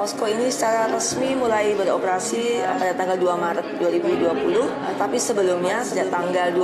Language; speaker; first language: Indonesian; native; Indonesian